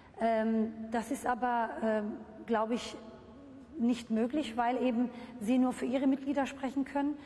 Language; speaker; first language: German; early bilingual, other home language; Turkish